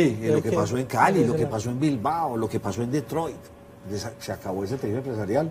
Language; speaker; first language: Spanish; native; Spanish